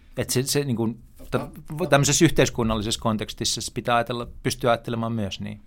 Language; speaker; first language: Finnish; native; Finnish